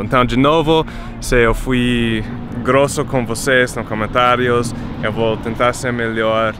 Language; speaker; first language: Portuguese; non-native, fluent; English